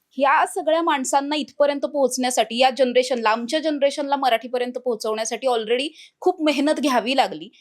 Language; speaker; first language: Marathi; native; Marathi